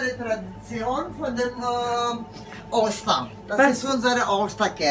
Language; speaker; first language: German; non-native, learner; Greek